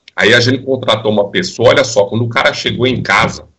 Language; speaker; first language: Portuguese; native; Portuguese